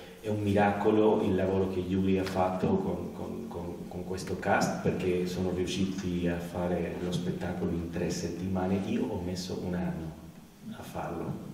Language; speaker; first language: Italian; non-native, learner; Spanish